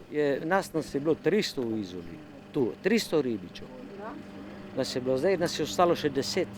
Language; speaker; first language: Slovenian; non-native, local second language; Croatian